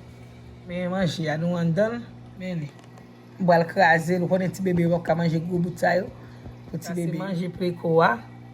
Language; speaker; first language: French; non-native, learner; Haitian Creole